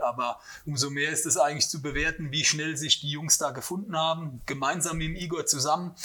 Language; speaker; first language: German; native; German